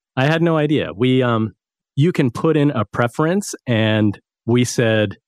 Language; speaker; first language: English; native; English